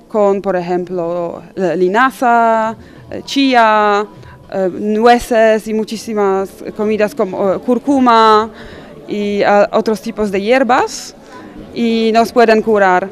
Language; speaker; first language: Spanish; non-native, fluent; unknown